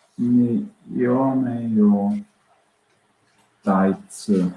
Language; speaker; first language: Chinese; non-native, learner; English